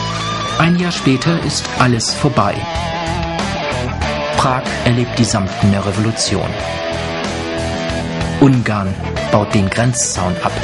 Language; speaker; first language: German; native; German